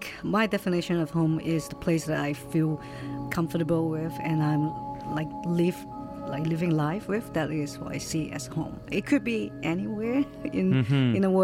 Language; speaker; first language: English; native; English